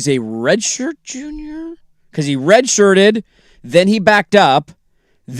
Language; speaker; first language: English; native; English